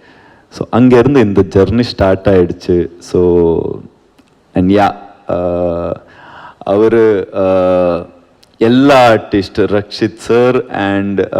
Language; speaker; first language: Tamil; non-native, learner; Kannada